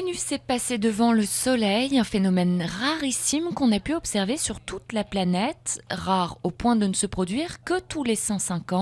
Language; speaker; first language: French; native; French